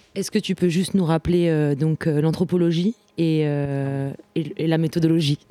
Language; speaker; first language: French; native; French